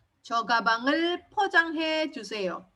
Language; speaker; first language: Korean; non-native, fluent; Indonesian